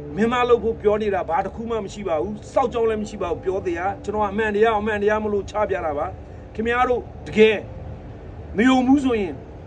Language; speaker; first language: Burmese; non-native, local second language; Nepali